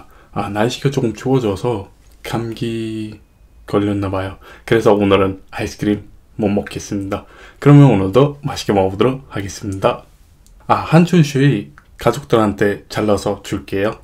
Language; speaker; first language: Korean; non-native, fluent; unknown